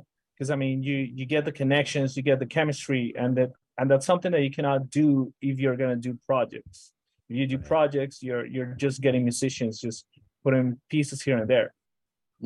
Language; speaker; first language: English; non-native, fluent; Spanish